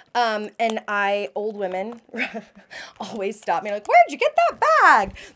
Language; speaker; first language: English; native; English